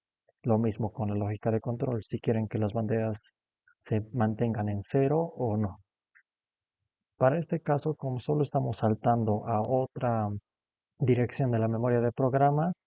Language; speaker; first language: Spanish; native; Spanish